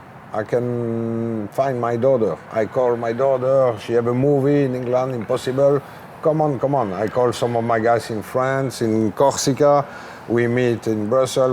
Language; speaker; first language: English; non-native, learner; French